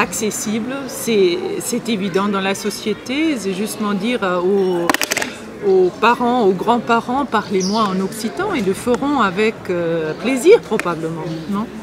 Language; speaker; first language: French; non-native, fluent; German